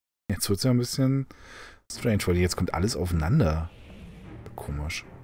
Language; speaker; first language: German; native; German